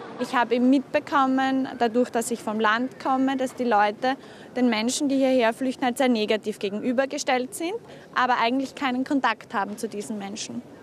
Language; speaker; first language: German; native; German